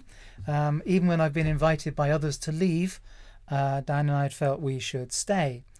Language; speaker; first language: English; native; English